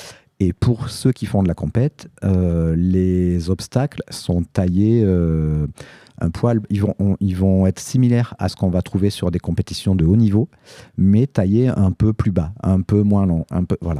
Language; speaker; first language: French; native; French